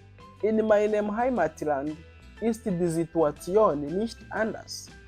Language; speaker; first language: German; non-native, fluent; Kinyarwanda